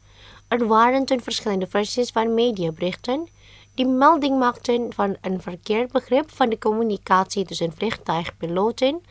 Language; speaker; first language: Dutch; non-native, fluent; Indonesian